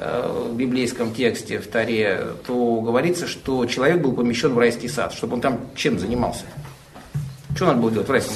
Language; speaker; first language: Russian; native; Russian